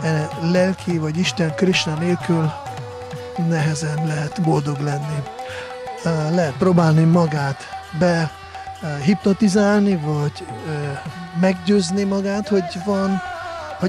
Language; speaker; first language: Hungarian; non-native, fluent; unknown